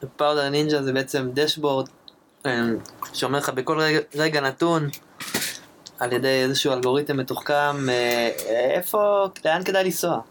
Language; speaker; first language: Hebrew; native; Hebrew